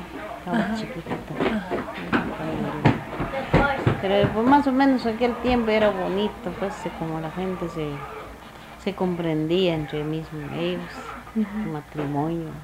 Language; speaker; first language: Spanish; non-native, local second language; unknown